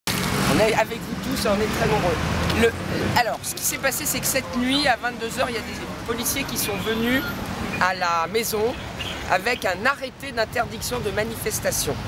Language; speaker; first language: French; native; French